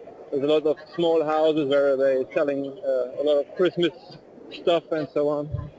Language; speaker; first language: English; non-native, fluent; German